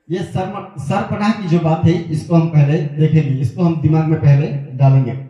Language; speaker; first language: Hindi; non-native, local second language; Gujarati